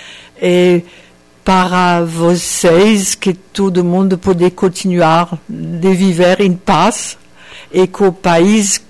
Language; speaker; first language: Portuguese; non-native, fluent; French